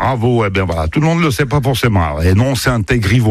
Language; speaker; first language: French; native; French